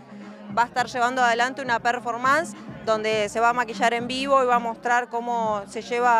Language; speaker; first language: Spanish; native; Spanish